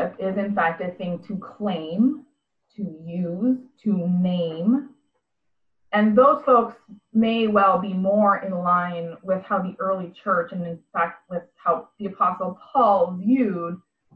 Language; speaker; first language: English; native; English